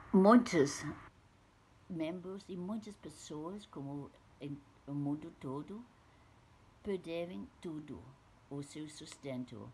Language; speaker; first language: Portuguese; non-native, fluent; English